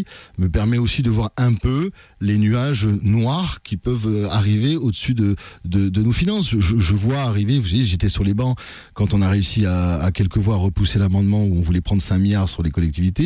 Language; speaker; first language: French; native; French